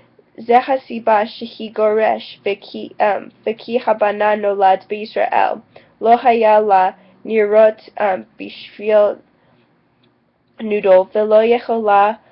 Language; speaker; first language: Hebrew; non-native, learner; English